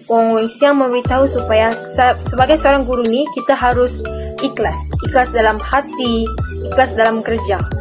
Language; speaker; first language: Malay; native; Malay